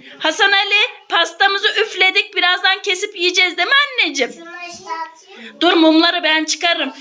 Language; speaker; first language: Turkish; native; Turkish